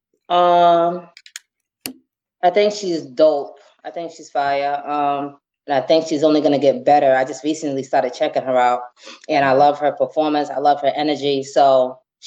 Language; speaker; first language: English; native; English